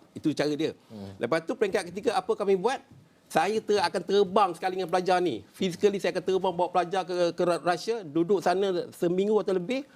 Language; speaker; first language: Malay; native; Malay